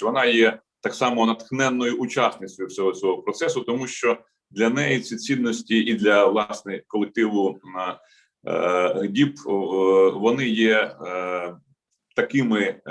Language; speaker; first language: Ukrainian; native; Ukrainian